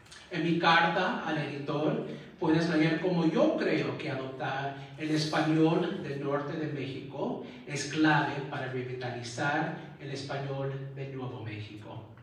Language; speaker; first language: Spanish; early bilingual, heritage; Spanish